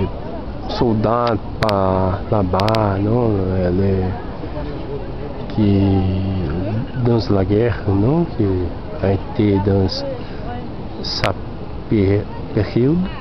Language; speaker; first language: French; non-native, learner; Portuguese